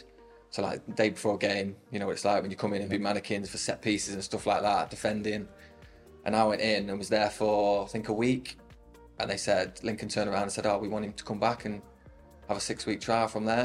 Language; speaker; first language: English; native; English